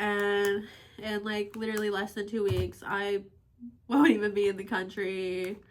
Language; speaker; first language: English; native; English